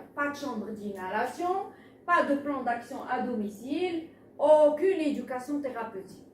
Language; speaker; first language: French; non-native, local second language; Arabic